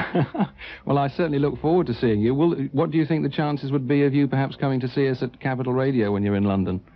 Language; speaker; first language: English; native; English